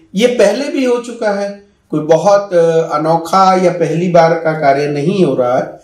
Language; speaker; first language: Hindi; native; Hindi